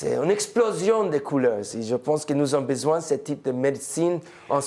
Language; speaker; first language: French; non-native, fluent; English